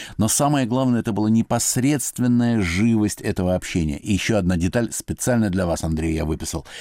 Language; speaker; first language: Russian; native; Russian